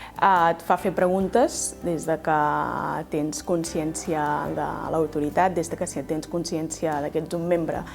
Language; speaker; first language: Catalan; early bilingual, other home language; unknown